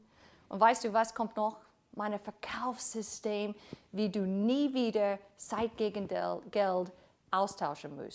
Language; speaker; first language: German; non-native, fluent; English